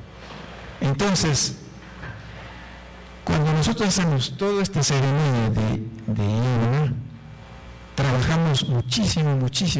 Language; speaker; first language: Spanish; non-native, local second language; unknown